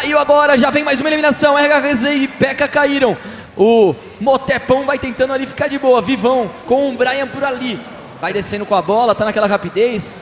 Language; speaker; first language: Portuguese; native; Portuguese